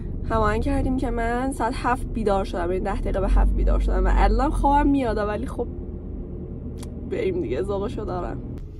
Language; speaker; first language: Persian; native; Persian